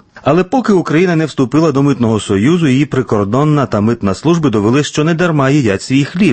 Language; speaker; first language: Ukrainian; native; Ukrainian